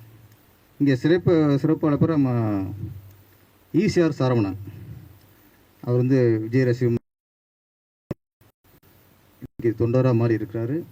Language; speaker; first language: Tamil; native; Tamil